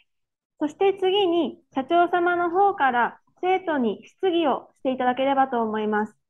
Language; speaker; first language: Japanese; native; Japanese